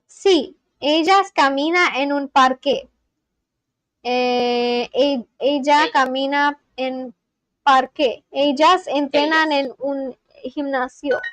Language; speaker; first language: Spanish; non-native, learner; Bangla